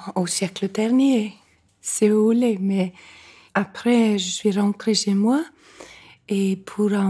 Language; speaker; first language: French; non-native, fluent; Icelandic